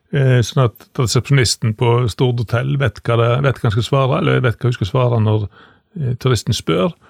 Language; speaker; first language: Norwegian; native; Norwegian